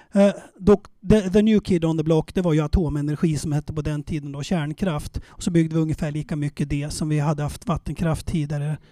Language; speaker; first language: Swedish; native; Swedish